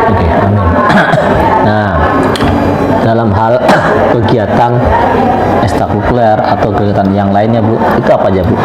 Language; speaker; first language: Indonesian; native; Indonesian